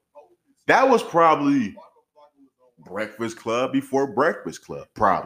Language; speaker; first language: English; native; English